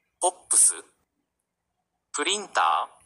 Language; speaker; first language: Japanese; non-native, learner; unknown